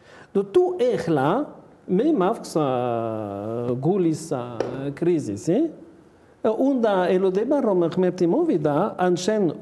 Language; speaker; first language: Georgian; non-native, learner; French